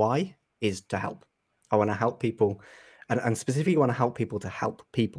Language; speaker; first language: English; native; English